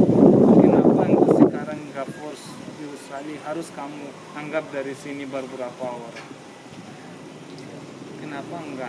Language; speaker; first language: Indonesian; non-native, learner; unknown